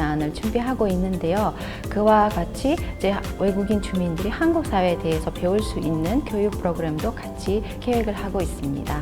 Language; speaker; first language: Korean; non-native, fluent; Uzbek